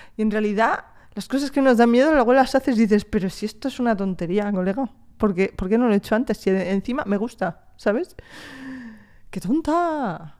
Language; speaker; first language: Spanish; early bilingual, other home language; French